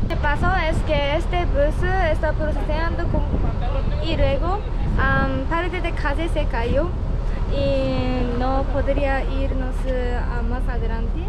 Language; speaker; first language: Spanish; non-native, fluent; Japanese